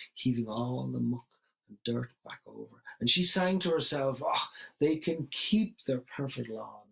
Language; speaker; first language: English; native; English